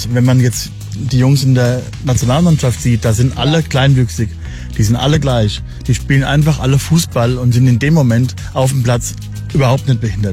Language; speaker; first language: German; native; German